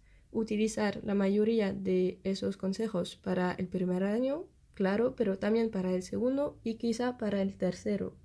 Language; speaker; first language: Spanish; non-native, fluent; French